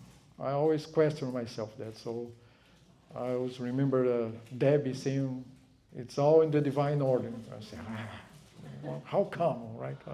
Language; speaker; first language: English; non-native, fluent; Portuguese